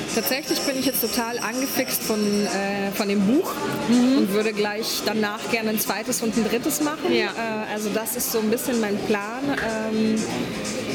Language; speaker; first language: German; non-native, fluent; Polish